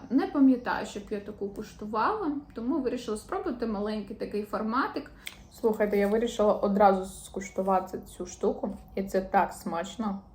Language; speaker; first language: Ukrainian; non-native, local second language; Russian